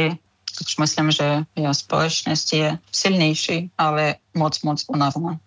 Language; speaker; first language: Czech; non-native, learner; Ukrainian